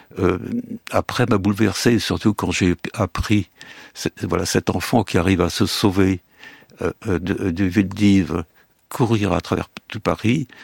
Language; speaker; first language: French; early bilingual, other home language; Yiddish